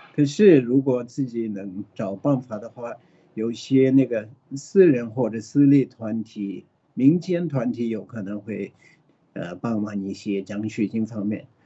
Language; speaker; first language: Chinese; early bilingual, other home language; Tibetan